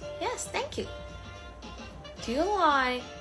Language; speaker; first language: English; non-native, learner; Korean